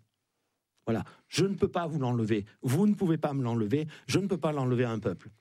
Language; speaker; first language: French; native; French